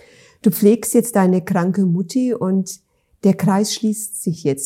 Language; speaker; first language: German; native; German